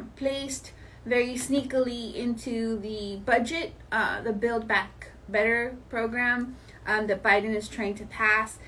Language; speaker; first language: English; early bilingual, other home language; Spanish